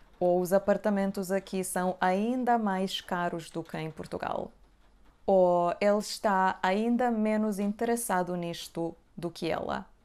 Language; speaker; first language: Portuguese; non-native, fluent; Serbian